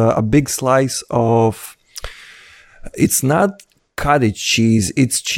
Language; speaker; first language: English; non-native, fluent; Croatian